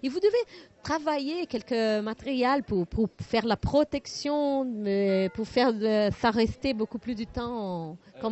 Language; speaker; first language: French; non-native, learner; Portuguese